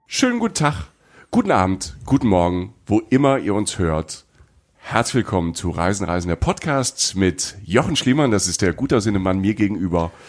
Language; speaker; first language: German; native; German